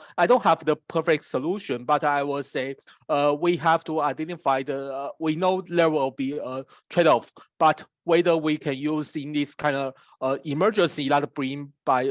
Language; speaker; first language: English; non-native, fluent; Chinese